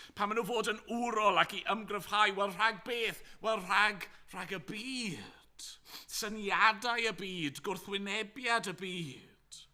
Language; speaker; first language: Welsh; native; Welsh